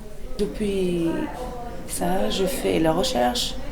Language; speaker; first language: French; non-native, learner; Arabic